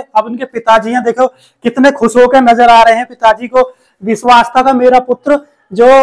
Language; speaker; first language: Hindi; native; Hindi